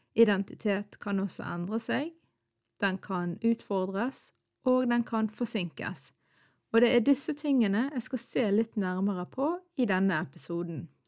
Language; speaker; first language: Norwegian; early bilingual, other home language; Arabic